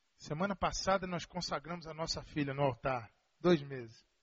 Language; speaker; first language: Portuguese; native; Portuguese